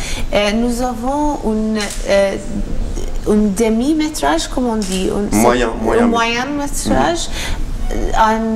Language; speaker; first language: French; non-native, learner; Maltese